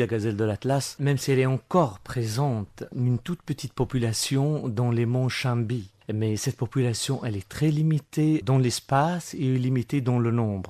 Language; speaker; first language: French; non-native, local second language; Arabic